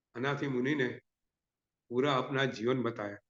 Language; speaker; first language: Hindi; non-native, local second language; Gujarati